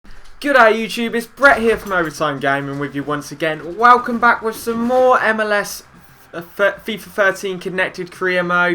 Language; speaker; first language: English; native; English